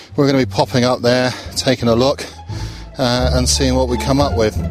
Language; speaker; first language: English; native; English